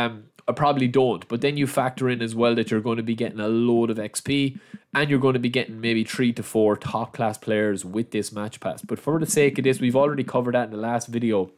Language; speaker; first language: English; native; English